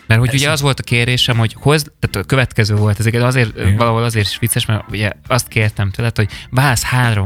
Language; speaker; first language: Hungarian; native; Hungarian